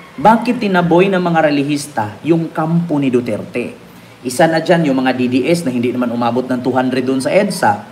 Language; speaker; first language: Filipino; non-native, local second language; Cebuano